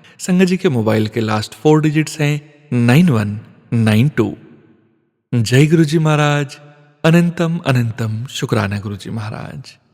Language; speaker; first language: Hindi; native; Hindi